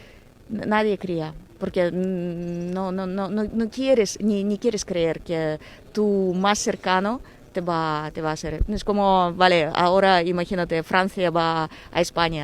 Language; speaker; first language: Spanish; non-native, fluent; Ukrainian